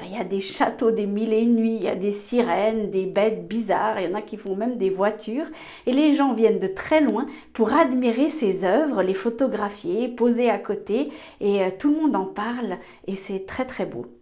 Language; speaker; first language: French; native; French